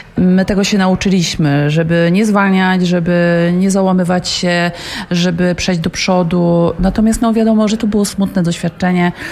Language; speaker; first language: Polish; native; Polish